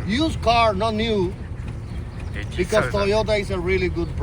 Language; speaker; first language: English; non-native, fluent; Spanish